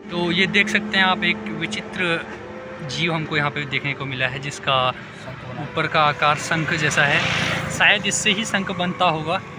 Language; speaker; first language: Hindi; native; Hindi